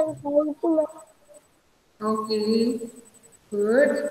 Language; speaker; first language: English; non-native, local second language; Hindi